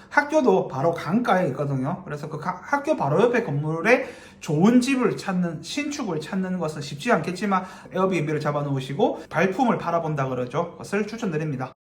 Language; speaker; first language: Korean; native; Korean